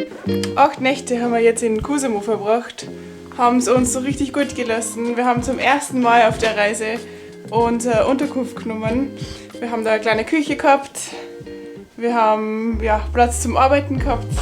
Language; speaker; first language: German; native; German